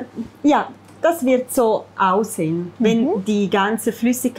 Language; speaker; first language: German; non-native, fluent; Italian